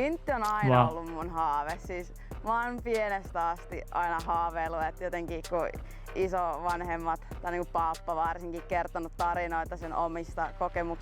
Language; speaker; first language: Finnish; native; Finnish